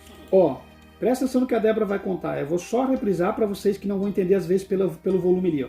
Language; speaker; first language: Portuguese; native; Portuguese